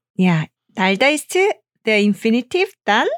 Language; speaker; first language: German; non-native, fluent; Korean